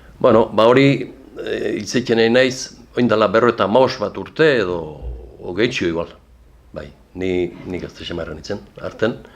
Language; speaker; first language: Basque; native; Basque